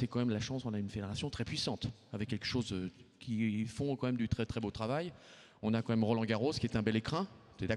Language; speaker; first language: French; native; French